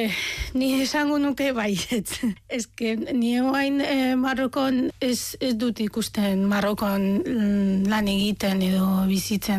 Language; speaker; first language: Basque; non-native, fluent; Arabic